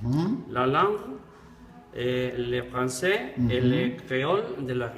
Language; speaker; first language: French; non-native, learner; Spanish